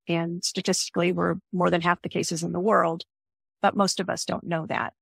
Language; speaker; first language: English; native; English